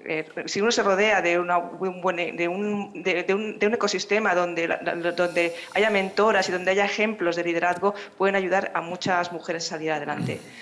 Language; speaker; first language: Spanish; native; Spanish